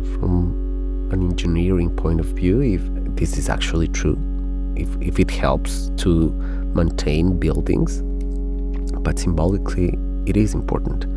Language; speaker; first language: English; non-native, fluent; Spanish